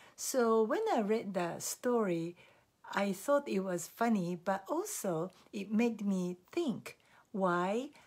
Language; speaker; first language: English; non-native, fluent; Japanese